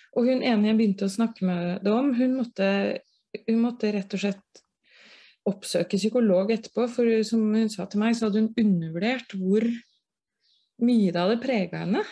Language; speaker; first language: Norwegian; native; Norwegian